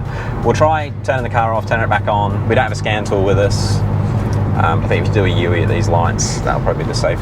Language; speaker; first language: English; native; English